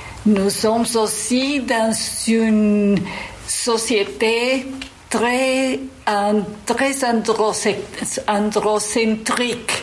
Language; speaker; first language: French; non-native, fluent; Spanish